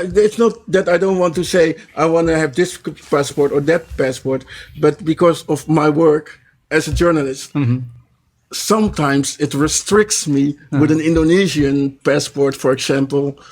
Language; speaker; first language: English; non-native, fluent; Dutch